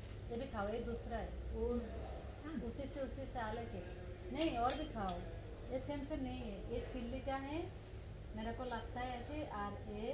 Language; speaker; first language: Hindi; non-native, learner; Bangla